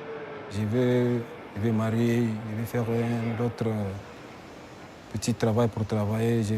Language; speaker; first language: French; non-native, learner; Arabic